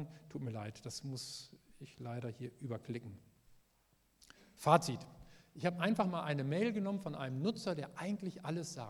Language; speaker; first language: German; native; German